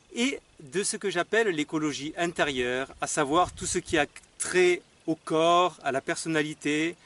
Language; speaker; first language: French; native; French